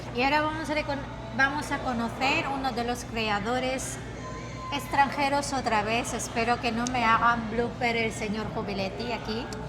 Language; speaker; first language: Spanish; non-native, fluent; Filipino